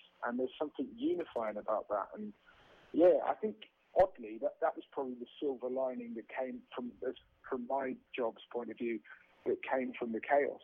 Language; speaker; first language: English; native; English